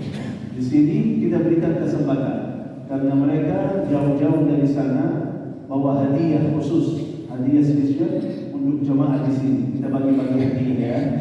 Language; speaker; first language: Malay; non-native, fluent; Arabic